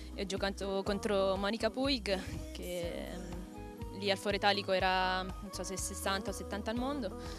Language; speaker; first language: Italian; native; Italian